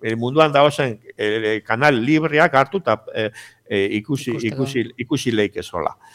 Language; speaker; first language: Basque; native; Basque